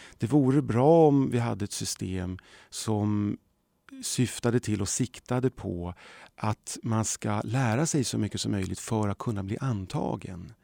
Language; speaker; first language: Swedish; early bilingual, other home language; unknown